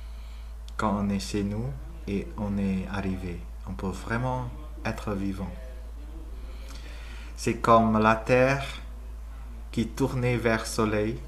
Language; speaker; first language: French; non-native, fluent; Vietnamese